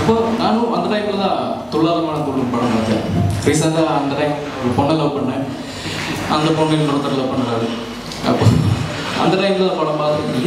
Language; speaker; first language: Tamil; non-native, local second language; Malayalam